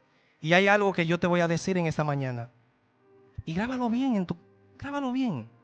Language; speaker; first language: Spanish; native; Spanish